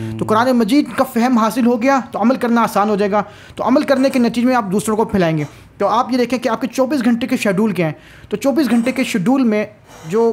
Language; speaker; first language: Urdu; native; Urdu